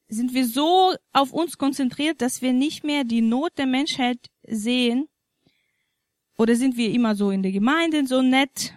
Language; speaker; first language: German; non-native, fluent; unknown